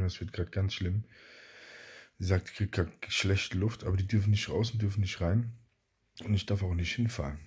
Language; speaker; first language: German; native; German